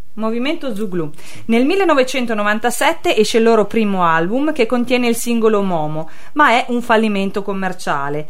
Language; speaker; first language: Italian; native; Italian